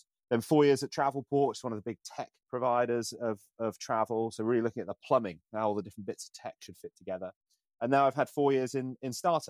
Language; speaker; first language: English; native; English